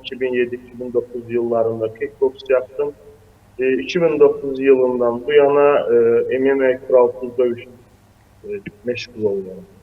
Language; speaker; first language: Turkish; non-native, fluent; Azerbaijani